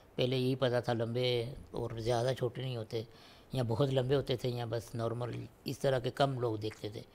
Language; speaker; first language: Urdu; non-native, local second language; Punjabi